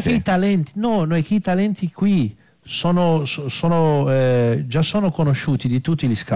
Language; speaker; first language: Italian; non-native, fluent; Portuguese